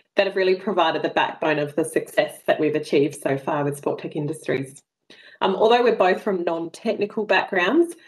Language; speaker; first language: English; native; English